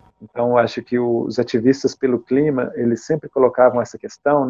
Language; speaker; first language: Portuguese; native; Portuguese